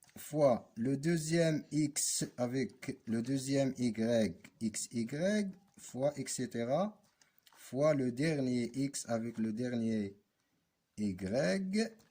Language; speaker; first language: French; non-native, local second language; Arabic